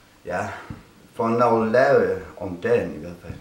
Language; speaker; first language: Danish; non-native, local second language; Kalaallisut